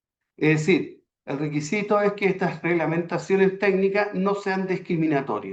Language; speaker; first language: Spanish; native; Spanish